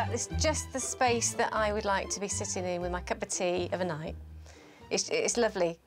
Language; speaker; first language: English; native; English